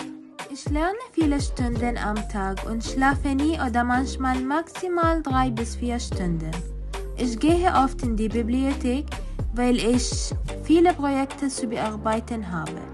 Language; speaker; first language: German; non-native, learner; Arabic